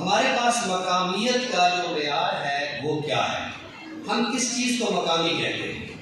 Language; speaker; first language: Urdu; non-native, local second language; Saraiki